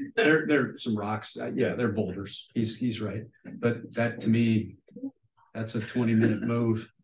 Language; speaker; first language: English; native; English